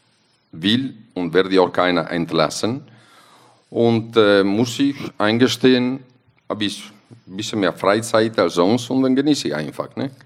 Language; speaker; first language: German; non-native, fluent; Italian